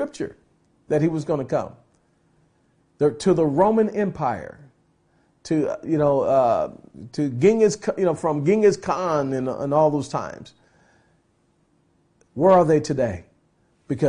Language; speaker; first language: English; native; English